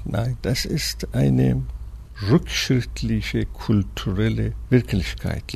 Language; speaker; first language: German; non-native, fluent; Persian